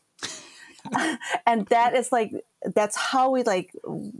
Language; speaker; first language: English; native; English